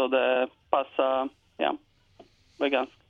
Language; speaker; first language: Swedish; non-native, learner; Italian